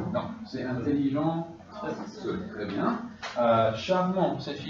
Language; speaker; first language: French; non-native, fluent; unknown